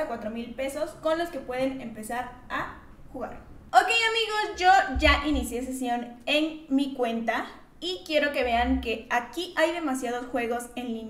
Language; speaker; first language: Spanish; native; Spanish